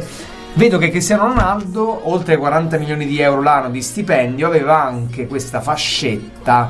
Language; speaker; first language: Italian; native; Italian